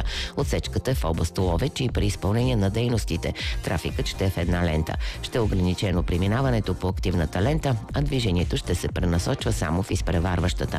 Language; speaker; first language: Bulgarian; native; Bulgarian